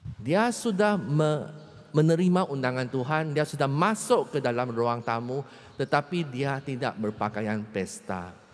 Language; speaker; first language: Malay; non-native, local second language; Chinese